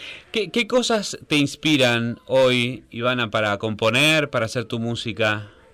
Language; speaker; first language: Spanish; native; Spanish